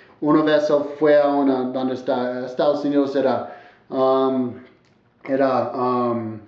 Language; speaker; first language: Spanish; non-native, learner; English